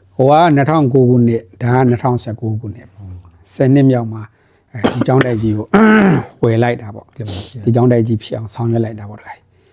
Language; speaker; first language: Burmese; native; Burmese